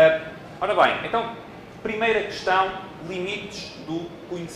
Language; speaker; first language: Portuguese; native; Portuguese